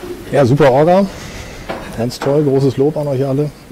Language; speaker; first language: German; native; German